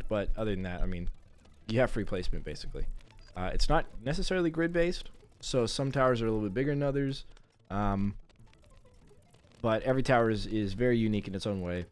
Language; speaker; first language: English; native; English